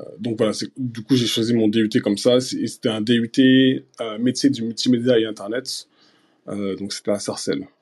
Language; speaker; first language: French; early bilingual, other home language; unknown